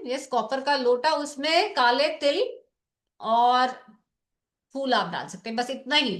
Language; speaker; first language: Hindi; native; Hindi